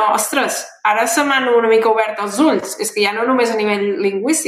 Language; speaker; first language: Catalan; native; Catalan